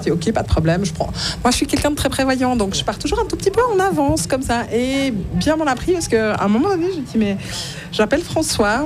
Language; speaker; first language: French; native; French